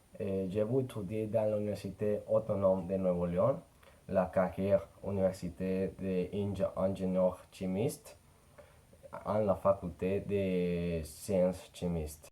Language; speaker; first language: French; non-native, learner; Spanish